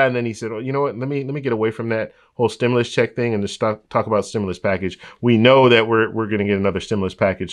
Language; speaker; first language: English; native; English